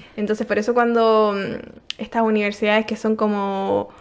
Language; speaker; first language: Spanish; native; Spanish